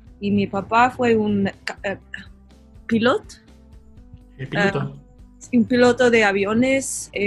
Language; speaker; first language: Spanish; non-native, learner; English